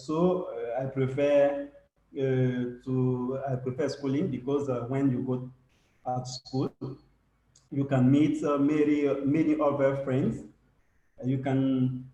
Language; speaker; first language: English; non-native, learner; French